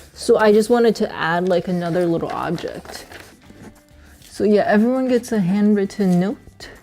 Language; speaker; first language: English; early bilingual, other home language; Chinese